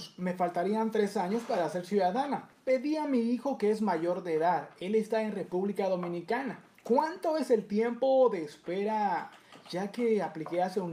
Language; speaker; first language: Spanish; native; Spanish